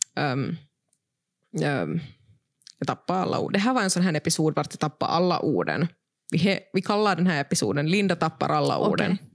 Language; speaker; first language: Swedish; non-native, local second language; Finnish